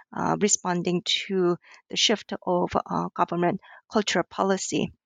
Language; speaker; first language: English; non-native, fluent; Korean